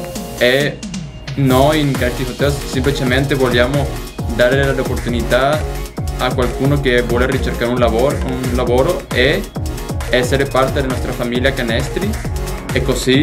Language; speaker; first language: Italian; non-native, learner; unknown